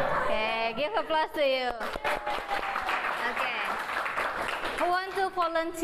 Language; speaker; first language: English; non-native, fluent; Indonesian